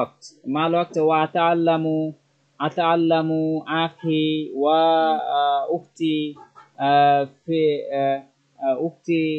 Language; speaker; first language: Arabic; non-native, learner; Bangla